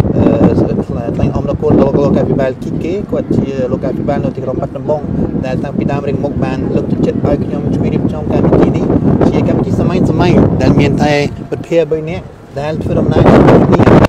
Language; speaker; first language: Khmer; non-native, fluent; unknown